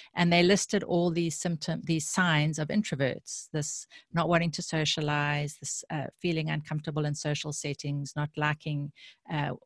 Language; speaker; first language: English; native; English